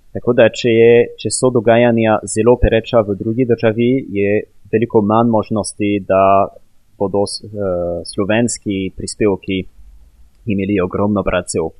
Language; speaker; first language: Slovenian; non-native, fluent; French